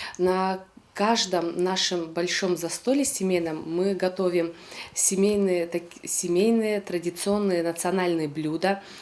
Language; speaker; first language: Russian; non-native, local second language; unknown